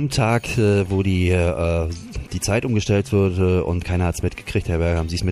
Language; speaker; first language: German; native; German